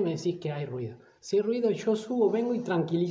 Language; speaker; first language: Spanish; native; Spanish